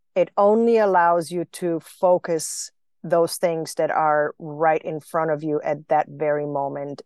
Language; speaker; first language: English; non-native, fluent; Slovenian